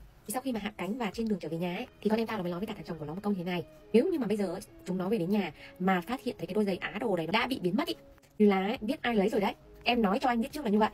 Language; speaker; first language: Vietnamese; native; Vietnamese